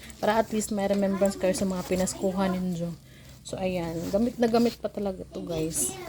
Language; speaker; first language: Filipino; non-native, local second language; Cebuano